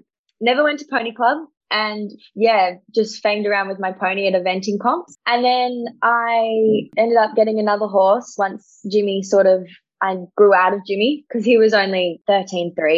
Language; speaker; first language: English; native; English